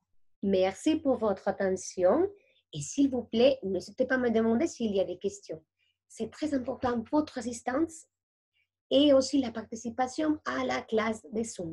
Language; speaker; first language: French; non-native, fluent; Spanish